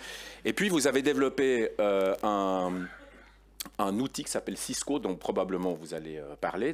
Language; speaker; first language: French; native; French